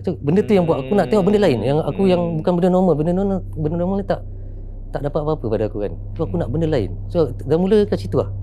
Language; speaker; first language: Malay; native; Malay